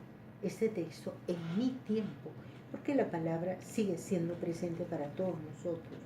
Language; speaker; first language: Spanish; native; Spanish